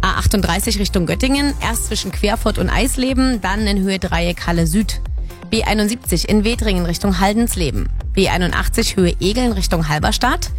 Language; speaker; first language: German; native; German